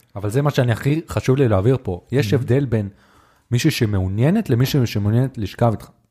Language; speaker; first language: Hebrew; native; Hebrew